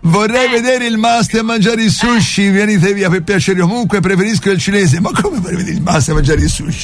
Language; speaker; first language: Italian; native; Italian